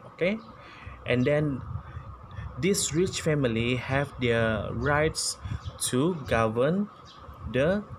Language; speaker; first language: English; non-native, local second language; Chinese